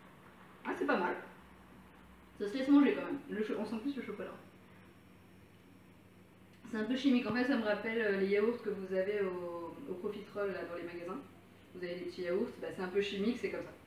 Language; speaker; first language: French; native; French